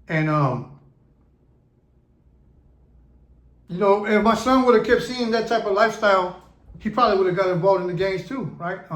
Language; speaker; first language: English; native; English